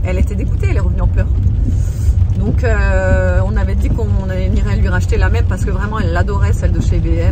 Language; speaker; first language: French; native; French